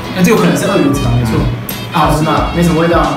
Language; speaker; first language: Chinese; native; Chinese